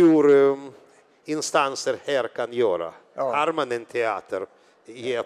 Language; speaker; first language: Swedish; non-native, fluent; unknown